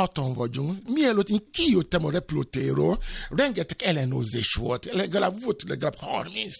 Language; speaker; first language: Hungarian; non-native, fluent; Yoruba